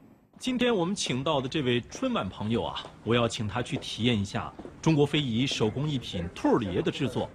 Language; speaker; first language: Chinese; native; Chinese